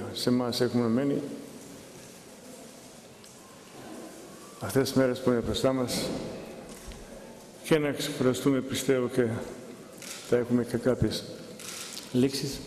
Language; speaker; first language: Greek; non-native, fluent; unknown